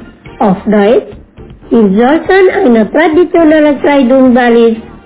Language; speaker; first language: German; non-native, fluent; Indonesian